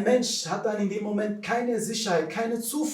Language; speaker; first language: German; non-native, fluent; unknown